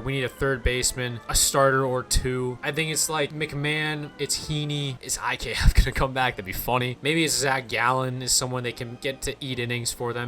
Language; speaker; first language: English; native; English